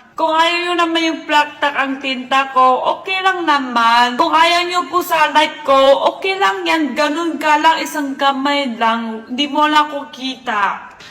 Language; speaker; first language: Filipino; non-native, learner; Chinese